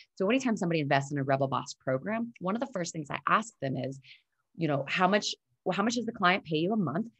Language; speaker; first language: English; native; English